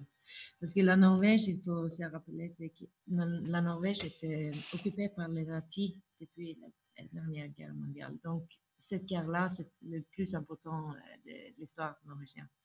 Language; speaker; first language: French; non-native, fluent; Norwegian